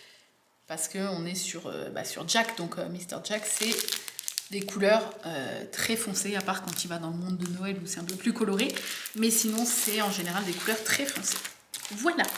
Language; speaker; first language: French; native; French